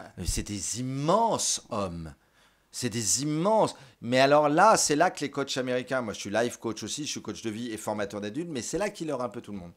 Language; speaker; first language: French; native; French